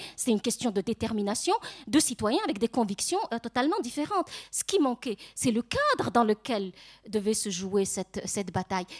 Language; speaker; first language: French; non-native, local second language; Arabic